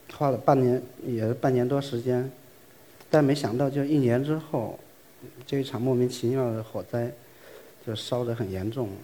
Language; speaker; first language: Chinese; native; Chinese